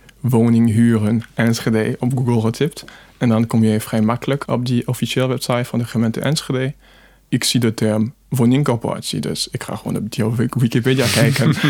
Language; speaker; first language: Dutch; non-native, fluent; French